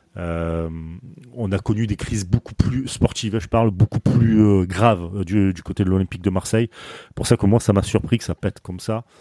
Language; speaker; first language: French; native; French